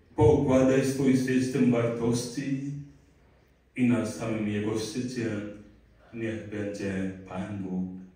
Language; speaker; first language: Polish; non-native, fluent; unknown